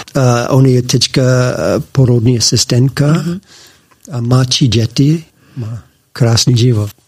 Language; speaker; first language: Czech; non-native, learner; English